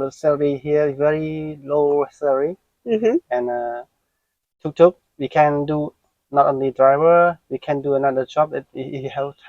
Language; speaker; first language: English; non-native, learner; Khmer